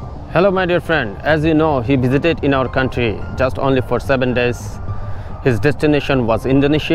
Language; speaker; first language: English; non-native, learner; Bangla